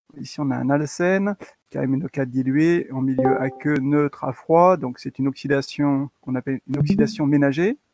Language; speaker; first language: French; native; French